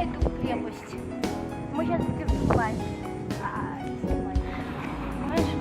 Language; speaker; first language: Russian; native; Russian